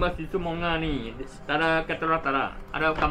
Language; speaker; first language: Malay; non-native, local second language; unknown